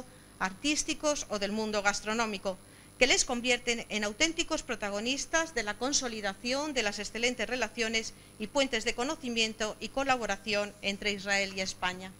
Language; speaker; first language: Spanish; native; Spanish